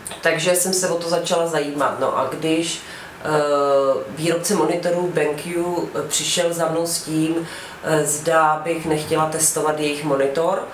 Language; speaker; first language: Czech; native; Czech